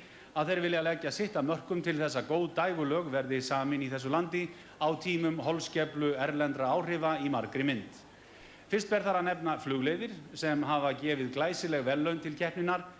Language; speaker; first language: Icelandic; native; Icelandic